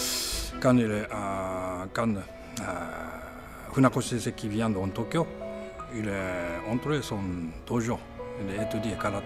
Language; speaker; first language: French; non-native, learner; Japanese